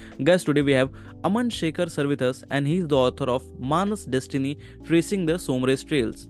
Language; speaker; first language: English; non-native, local second language; Hindi